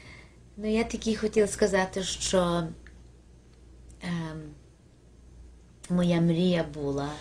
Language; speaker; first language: Ukrainian; early bilingual, heritage; Ukrainian